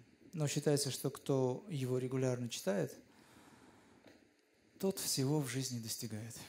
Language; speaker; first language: Russian; native; Russian